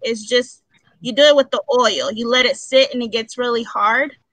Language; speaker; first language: English; early bilingual, other home language; Spanish